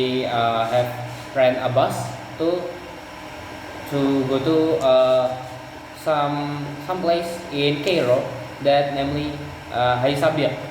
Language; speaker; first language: English; non-native, learner; Indonesian